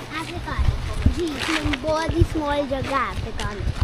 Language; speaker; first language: Hindi; early bilingual, heritage; Urdu